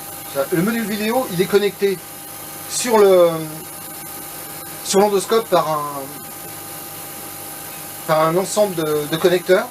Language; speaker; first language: French; native; French